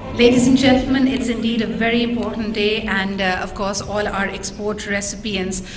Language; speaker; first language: English; non-native, local second language; Urdu